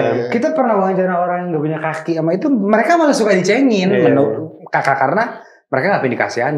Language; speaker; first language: Indonesian; native; Indonesian